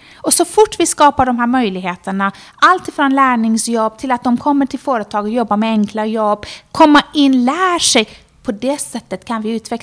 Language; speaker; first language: Swedish; non-native, fluent; Persian